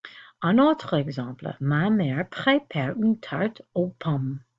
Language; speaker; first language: French; non-native, fluent; English